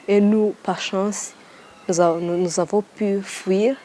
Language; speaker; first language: French; non-native, local second language; Kinyarwanda